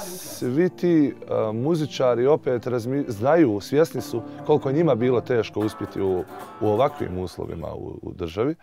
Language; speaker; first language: Bosnian; native; Bosnian